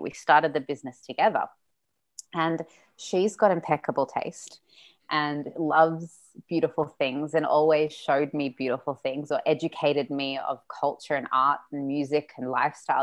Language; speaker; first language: English; non-native, local second language; Russian